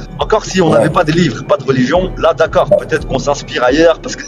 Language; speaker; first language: French; early bilingual, other home language; Turkish